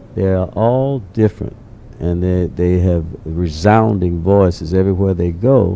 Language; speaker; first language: English; native; English